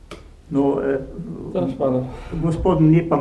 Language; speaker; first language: Russian; non-native, learner; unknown